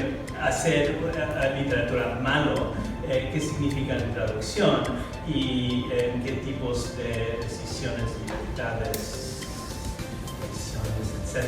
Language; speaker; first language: Spanish; non-native, fluent; English